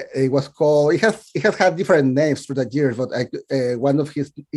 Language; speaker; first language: English; non-native, fluent; Spanish